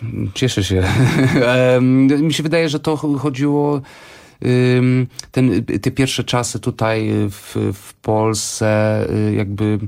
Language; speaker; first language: Polish; non-native, fluent; Portuguese